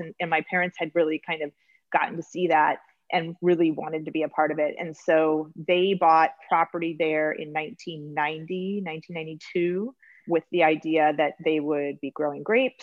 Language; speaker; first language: English; native; English